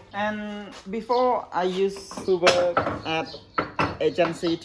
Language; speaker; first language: English; non-native, learner; Khmer